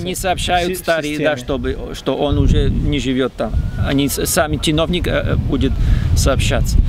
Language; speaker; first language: Russian; non-native, learner; Spanish